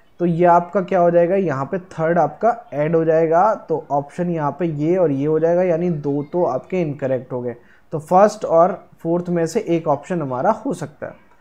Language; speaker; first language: Hindi; native; Hindi